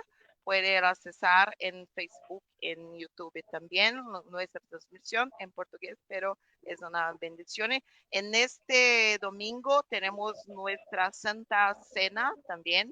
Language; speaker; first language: Spanish; non-native, fluent; Portuguese